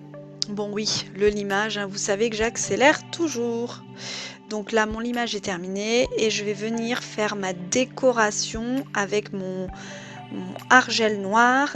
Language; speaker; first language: French; native; French